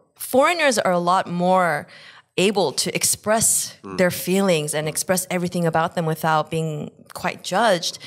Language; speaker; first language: English; early bilingual, other home language; Korean